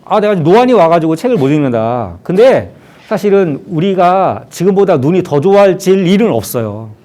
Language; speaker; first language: Korean; native; Korean